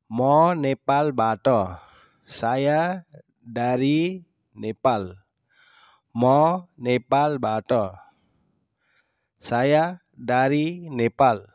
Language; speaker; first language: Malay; non-native, learner; Nepali